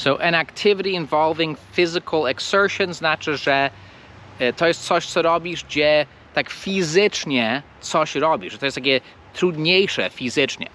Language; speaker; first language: Polish; non-native, fluent; English